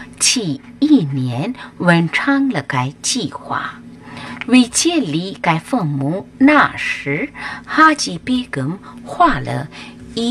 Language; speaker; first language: Chinese; non-native, fluent; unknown